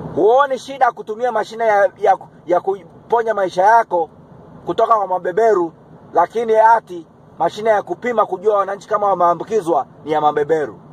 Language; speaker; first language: Swahili; native; Swahili